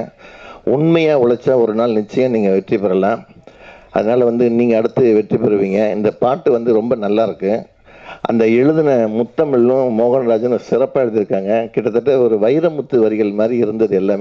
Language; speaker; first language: Tamil; native; Tamil